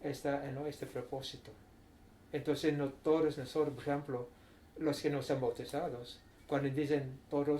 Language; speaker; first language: Spanish; non-native, fluent; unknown